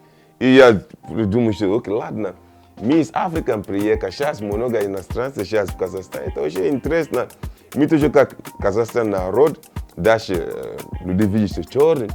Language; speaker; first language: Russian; non-native, learner; Yoruba